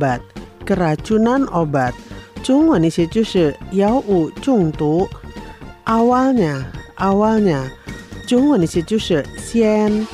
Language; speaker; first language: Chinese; non-native, learner; Indonesian